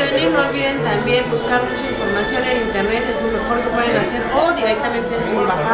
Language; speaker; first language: Spanish; native; Spanish